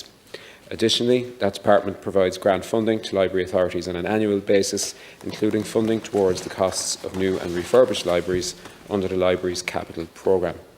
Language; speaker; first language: English; native; English